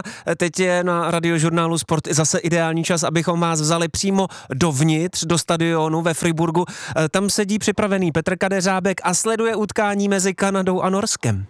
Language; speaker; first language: Czech; native; Czech